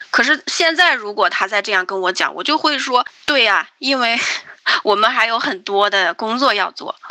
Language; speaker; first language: Chinese; native; Chinese